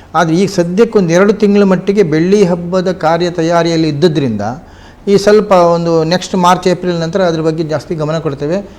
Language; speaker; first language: Kannada; non-native, local second language; Konkani